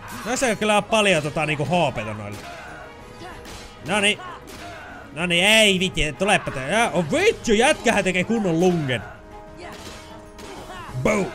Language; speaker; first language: Finnish; native; Finnish